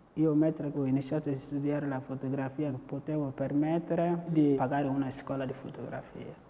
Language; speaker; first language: Italian; non-native, fluent; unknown